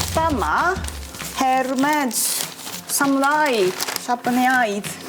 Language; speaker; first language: Welsh; non-native, fluent; Japanese